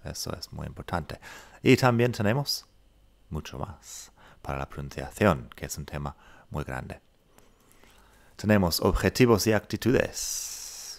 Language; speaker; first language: Spanish; non-native, fluent; English